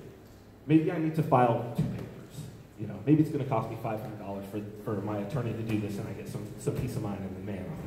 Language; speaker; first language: English; native; English